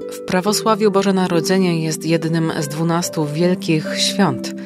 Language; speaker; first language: Polish; native; Polish